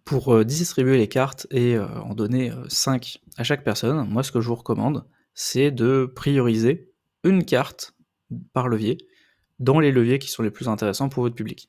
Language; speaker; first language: French; native; French